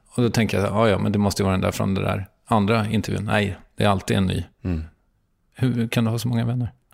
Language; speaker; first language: Swedish; native; Swedish